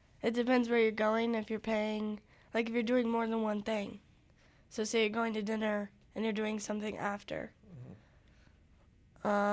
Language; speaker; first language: English; native; English